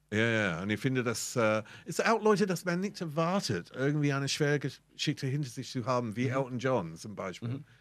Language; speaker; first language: German; non-native, fluent; English